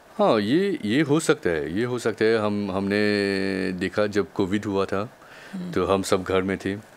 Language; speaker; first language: Hindi; non-native, local second language; Bhojpuri